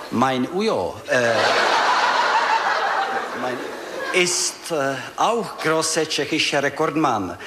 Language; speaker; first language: German; non-native, learner; Czech